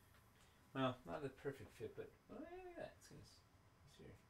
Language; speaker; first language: English; native; English